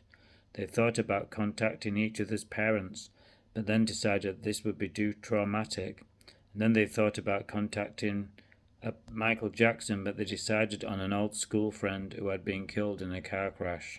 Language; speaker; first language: English; native; English